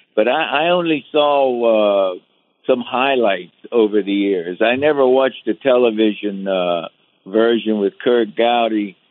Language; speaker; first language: English; native; English